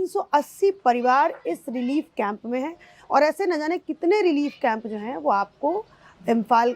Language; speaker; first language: Hindi; native; Hindi